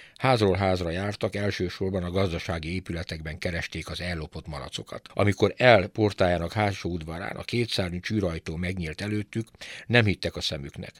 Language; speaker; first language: Hungarian; native; Hungarian